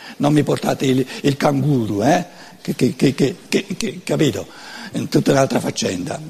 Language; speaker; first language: Italian; non-native, local second language; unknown